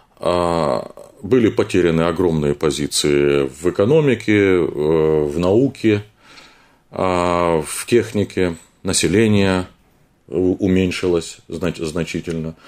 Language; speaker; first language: Russian; native; Russian